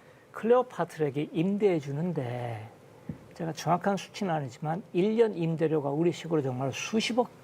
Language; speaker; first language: Korean; native; Korean